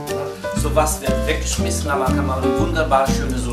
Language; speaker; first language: German; non-native, fluent; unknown